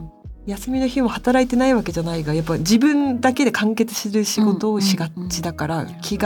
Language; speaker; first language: Japanese; native; Japanese